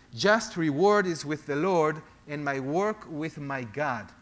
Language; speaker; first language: English; non-native, fluent; Hebrew